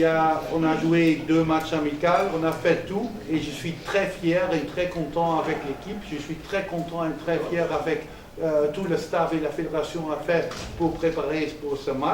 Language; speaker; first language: French; non-native, local second language; Dutch